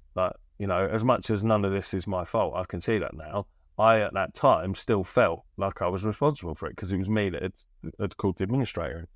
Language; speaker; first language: English; native; English